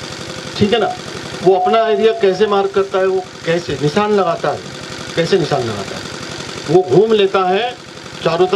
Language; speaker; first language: Hindi; native; Hindi